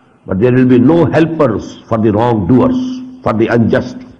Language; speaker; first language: English; non-native, local second language; Urdu